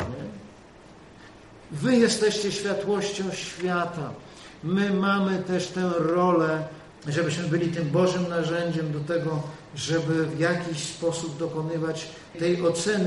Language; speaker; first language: Polish; native; Polish